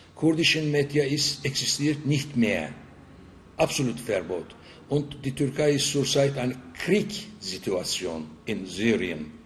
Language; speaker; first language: German; non-native, fluent; Turkish